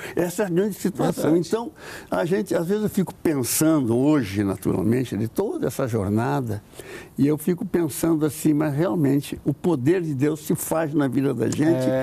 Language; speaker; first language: Portuguese; native; Portuguese